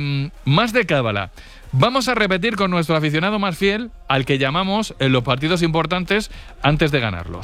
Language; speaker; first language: Spanish; native; Spanish